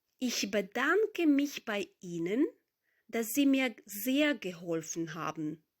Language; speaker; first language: German; non-native, learner; Ukrainian